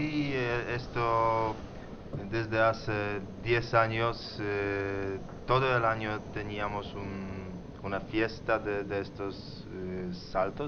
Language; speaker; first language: Spanish; non-native, learner; Polish